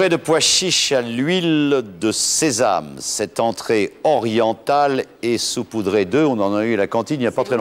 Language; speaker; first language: French; native; French